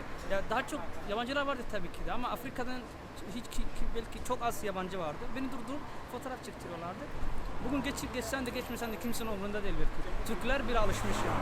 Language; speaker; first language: Turkish; non-native, fluent; Somali